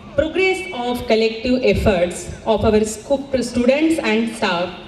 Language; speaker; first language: English; non-native, local second language; Marathi